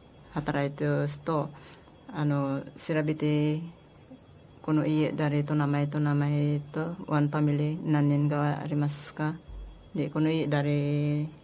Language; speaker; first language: Japanese; non-native, learner; Filipino